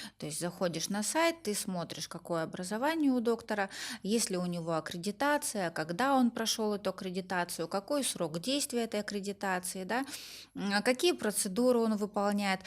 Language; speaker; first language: Russian; native; Russian